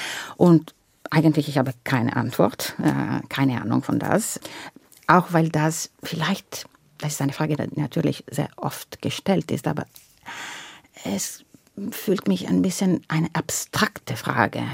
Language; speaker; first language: German; non-native, learner; Italian